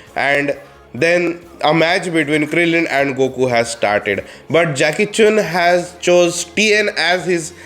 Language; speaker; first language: English; non-native, local second language; Marathi